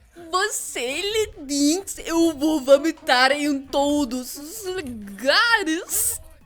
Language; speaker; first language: Portuguese; non-native, learner; English